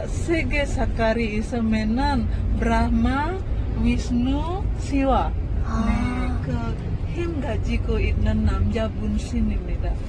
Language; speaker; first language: Korean; non-native, learner; Indonesian